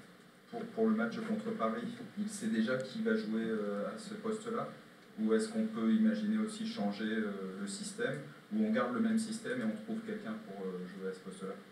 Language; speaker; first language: French; native; French